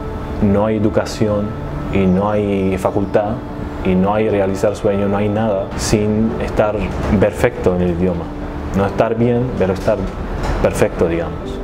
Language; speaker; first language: Spanish; non-native, fluent; Arabic